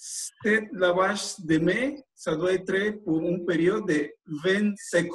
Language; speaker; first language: French; non-native, fluent; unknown